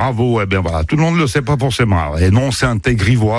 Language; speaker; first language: French; native; French